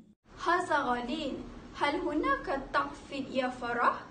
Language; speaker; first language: Arabic; non-native, learner; Malay